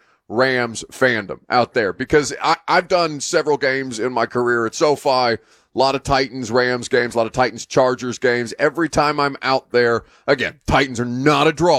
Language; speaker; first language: English; native; English